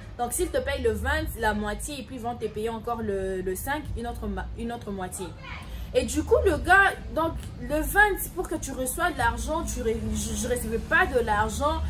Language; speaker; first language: French; non-native, local second language; Lingala